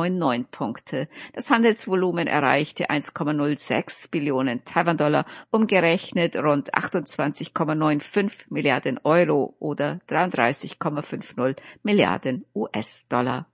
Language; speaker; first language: German; native; German